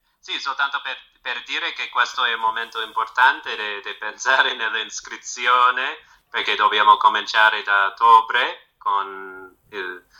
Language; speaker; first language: Italian; non-native, fluent; English